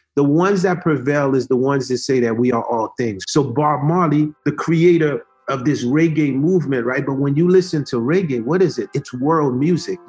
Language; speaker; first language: English; early bilingual, other home language; Haitian Creole